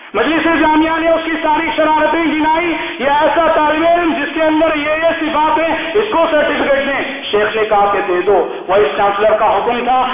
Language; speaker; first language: Urdu; native; Urdu